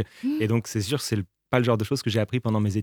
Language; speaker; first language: French; native; French